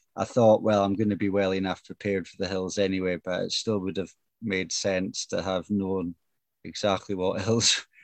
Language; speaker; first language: English; native; English